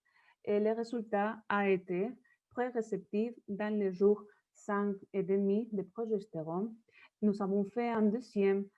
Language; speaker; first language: French; non-native, fluent; Spanish